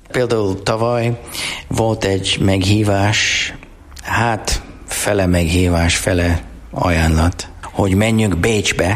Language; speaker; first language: Hungarian; non-native, learner; English